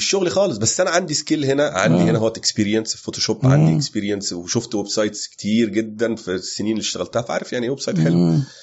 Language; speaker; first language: Arabic; native; Arabic